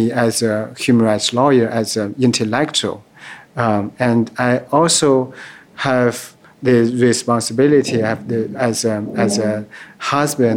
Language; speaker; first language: English; non-native, fluent; Chinese